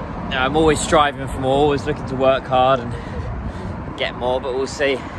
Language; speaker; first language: English; native; English